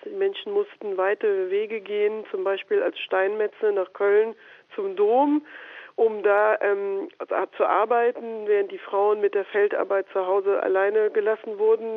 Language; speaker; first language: German; native; German